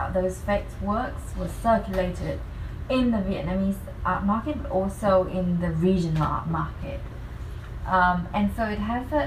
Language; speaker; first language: English; non-native, fluent; Vietnamese